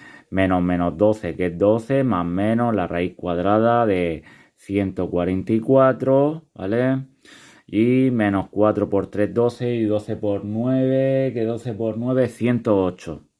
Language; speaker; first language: Spanish; native; Spanish